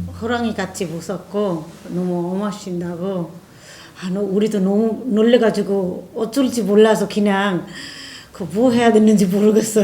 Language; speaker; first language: Korean; non-native, fluent; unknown